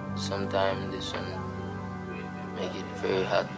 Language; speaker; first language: English; non-native, learner; Haitian Creole